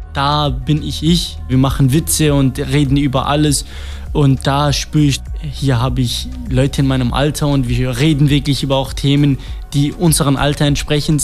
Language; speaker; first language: German; non-native, fluent; Kurdish